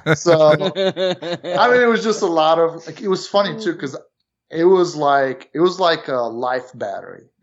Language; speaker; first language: English; early bilingual, other home language; Romanian